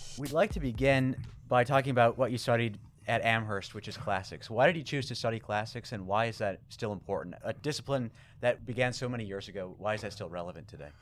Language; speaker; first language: English; native; English